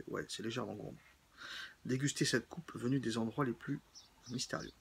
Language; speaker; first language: French; native; French